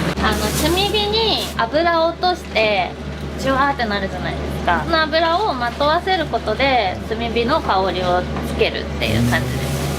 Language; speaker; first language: Japanese; native; Japanese